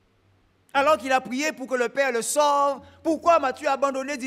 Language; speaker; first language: French; native; French